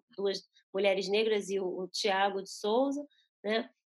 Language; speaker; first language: Portuguese; early bilingual, other home language; Spanish